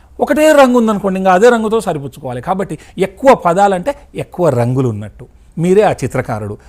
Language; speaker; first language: Telugu; native; Telugu